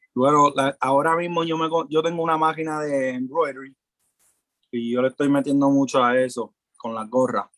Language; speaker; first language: Spanish; early bilingual, heritage; Spanish